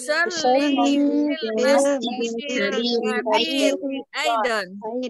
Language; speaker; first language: Arabic; non-native, learner; Indonesian